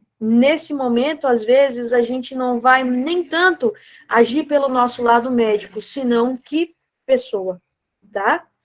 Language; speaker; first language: Portuguese; non-native, fluent; Spanish